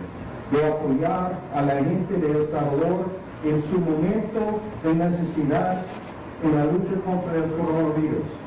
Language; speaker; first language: Spanish; non-native, fluent; English